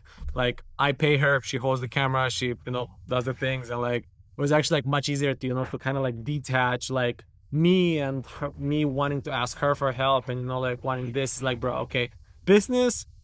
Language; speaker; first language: English; non-native, fluent; Romanian